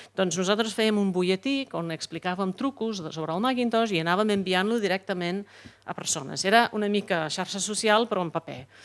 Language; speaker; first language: Catalan; non-native, fluent; English